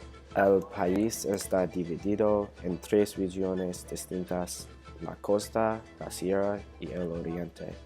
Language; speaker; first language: Spanish; non-native, learner; English